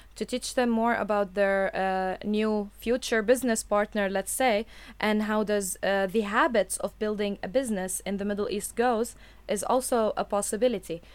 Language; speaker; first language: English; non-native, fluent; Arabic